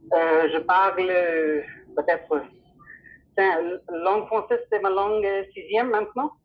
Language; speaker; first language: French; non-native, learner; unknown